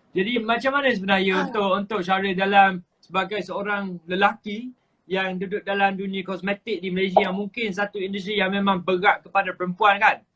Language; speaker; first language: Malay; native; Malay